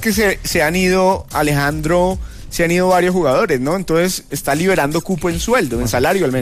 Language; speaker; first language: Spanish; native; Spanish